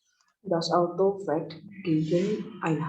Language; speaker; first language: German; non-native, learner; Indonesian